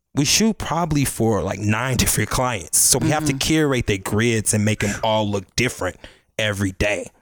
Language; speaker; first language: English; native; English